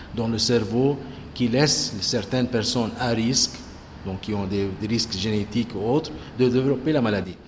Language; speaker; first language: French; non-native, local second language; Arabic